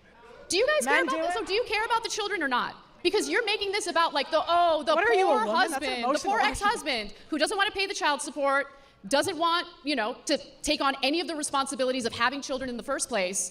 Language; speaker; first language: English; native; English